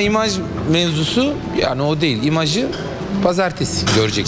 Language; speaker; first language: Turkish; native; Turkish